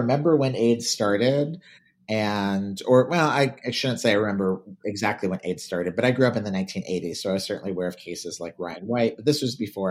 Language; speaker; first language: English; native; English